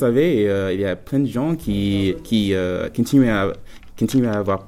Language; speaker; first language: French; non-native, fluent; English